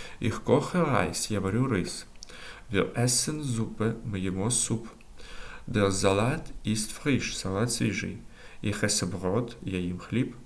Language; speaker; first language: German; non-native, learner; Ukrainian